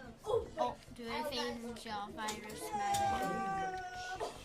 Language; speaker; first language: Welsh; non-native, local second language; English